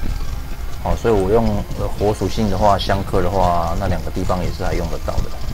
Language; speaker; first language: Chinese; native; Chinese